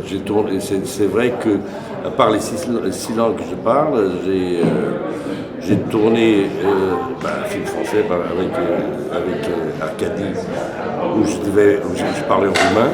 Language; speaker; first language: French; non-native, fluent; Portuguese